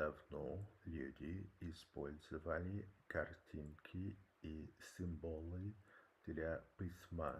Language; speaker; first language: Russian; non-native, learner; English